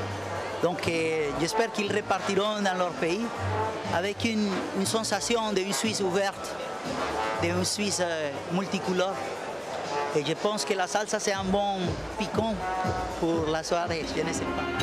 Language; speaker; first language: French; non-native, fluent; Spanish